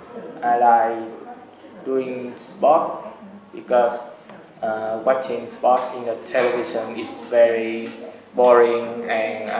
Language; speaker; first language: English; non-native, learner; Vietnamese